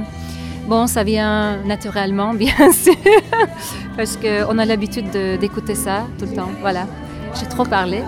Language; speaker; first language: French; non-native, fluent; Turkish